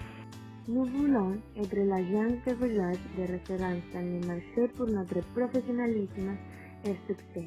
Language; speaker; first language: French; non-native, learner; Spanish